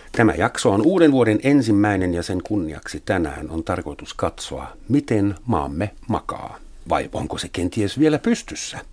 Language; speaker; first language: Finnish; non-native, fluent; German